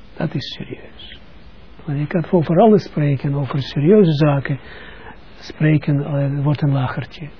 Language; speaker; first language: Dutch; non-native, fluent; Russian